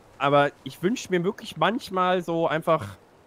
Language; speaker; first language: German; native; German